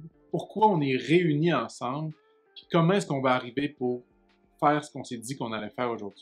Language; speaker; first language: French; native; French